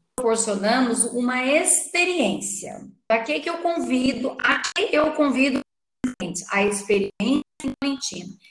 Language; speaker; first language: Portuguese; native; Portuguese